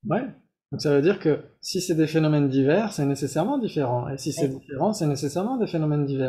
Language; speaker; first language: French; native; French